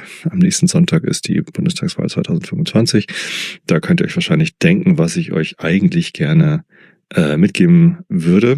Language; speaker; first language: German; native; German